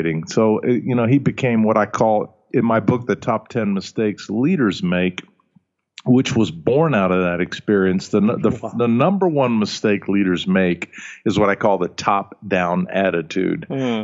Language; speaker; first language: English; early bilingual, other home language; German